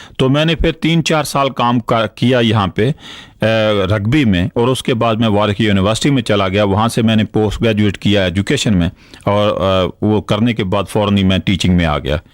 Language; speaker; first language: Urdu; non-native, local second language; Punjabi